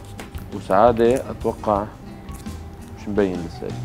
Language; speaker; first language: Arabic; native; Arabic